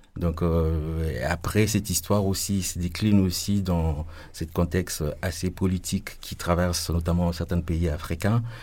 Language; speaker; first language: French; non-native, local second language; Lingala